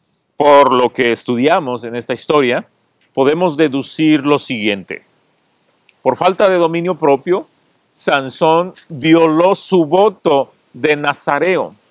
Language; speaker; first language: Spanish; native; Spanish